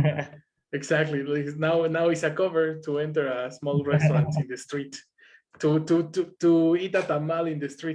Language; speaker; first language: English; non-native, fluent; Spanish